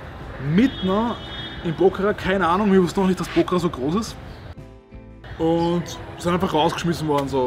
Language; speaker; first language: German; native; German